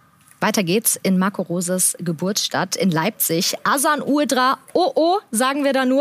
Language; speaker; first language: German; native; German